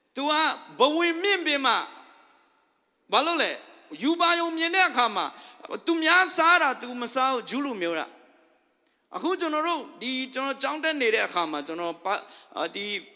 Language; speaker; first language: Burmese; non-native, local second language; Tedim Chin